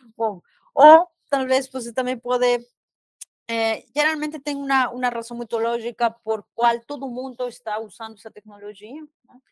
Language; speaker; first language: Portuguese; non-native, fluent; Spanish